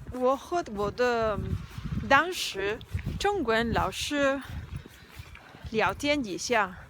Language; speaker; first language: Chinese; non-native, learner; Spanish